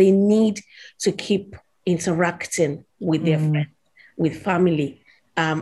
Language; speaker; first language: English; non-native, local second language; Yoruba